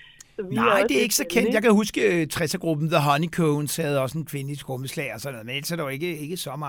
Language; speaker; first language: Danish; native; Danish